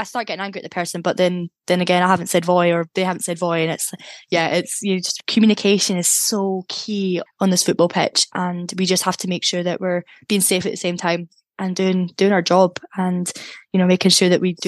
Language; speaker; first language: English; native; English